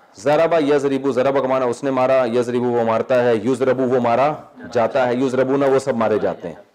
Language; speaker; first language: Urdu; native; Urdu